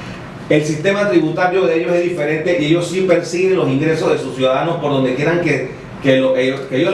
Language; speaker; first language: Spanish; native; Spanish